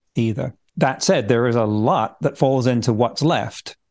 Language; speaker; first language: English; native; English